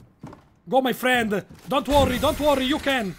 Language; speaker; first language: English; non-native, learner; Italian